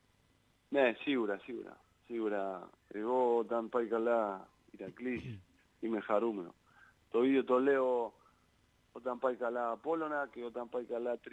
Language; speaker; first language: Greek; non-native, learner; Spanish